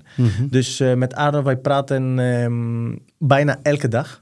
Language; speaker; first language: Dutch; non-native, fluent; Greek